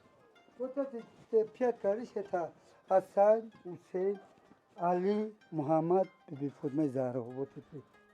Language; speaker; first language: Russian; non-native, learner; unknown